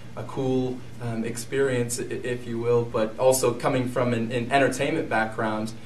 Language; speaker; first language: English; native; English